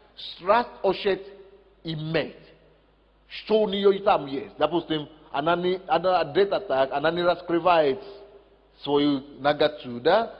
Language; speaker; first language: Russian; non-native, fluent; Yoruba